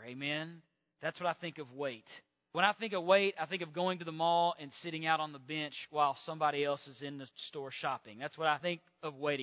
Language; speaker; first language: English; native; English